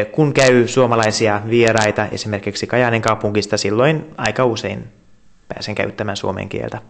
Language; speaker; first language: Finnish; non-native, fluent; Hungarian